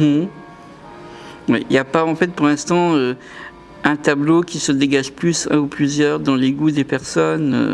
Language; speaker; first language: French; native; French